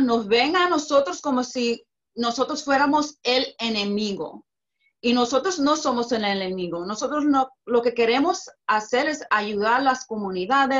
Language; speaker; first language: Spanish; early bilingual, heritage; Spanish